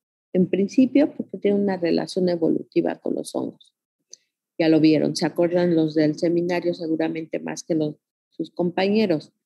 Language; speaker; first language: Spanish; native; Spanish